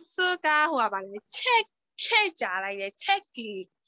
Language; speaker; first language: Korean; non-native, learner; Burmese